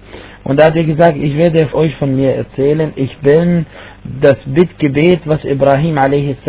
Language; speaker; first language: German; non-native, fluent; Arabic